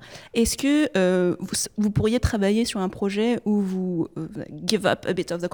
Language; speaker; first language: French; native; French